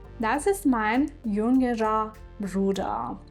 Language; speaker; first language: German; non-native, fluent; Ukrainian